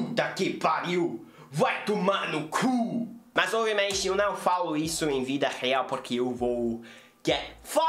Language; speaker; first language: Portuguese; non-native, learner; English